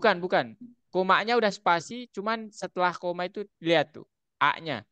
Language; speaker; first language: Indonesian; native; Indonesian